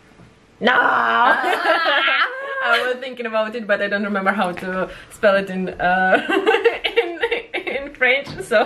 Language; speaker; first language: English; non-native, learner; Russian